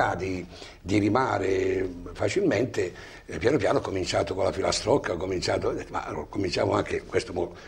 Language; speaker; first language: Italian; native; Italian